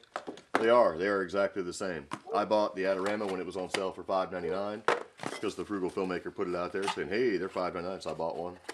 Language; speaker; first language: English; native; English